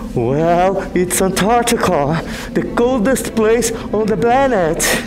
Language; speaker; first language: English; non-native, fluent; Portuguese